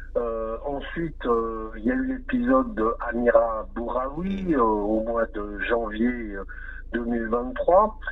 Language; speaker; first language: French; native; French